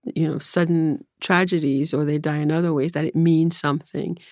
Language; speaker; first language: English; early bilingual, other home language; Haitian Creole